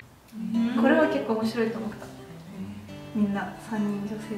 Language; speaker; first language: Japanese; non-native, fluent; Russian